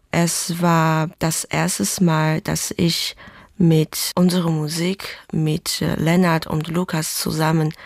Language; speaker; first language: German; non-native, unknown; Chinese